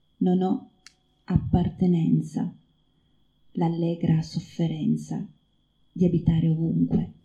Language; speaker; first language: Italian; native; Italian